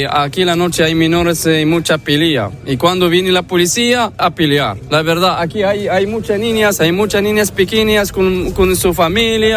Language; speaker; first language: Spanish; non-native, learner; Arabic